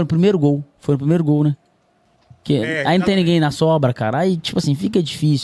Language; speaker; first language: Portuguese; native; Portuguese